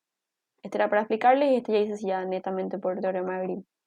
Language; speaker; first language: Spanish; native; Spanish